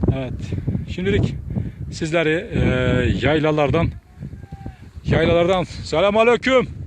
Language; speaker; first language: Turkish; native; Turkish